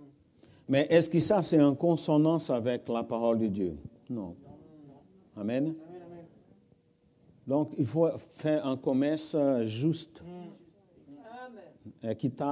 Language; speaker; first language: French; non-native, fluent; Portuguese